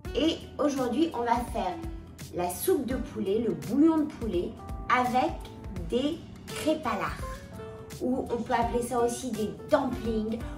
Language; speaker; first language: French; native; French